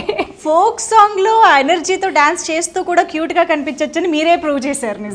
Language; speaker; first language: Telugu; native; Telugu